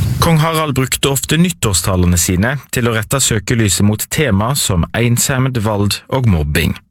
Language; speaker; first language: Norwegian; native; Norwegian